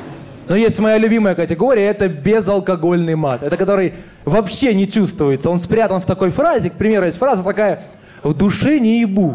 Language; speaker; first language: Russian; native; Russian